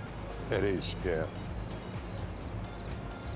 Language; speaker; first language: English; native; English